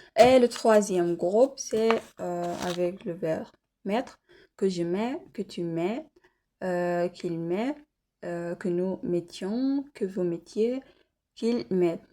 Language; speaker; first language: French; non-native, learner; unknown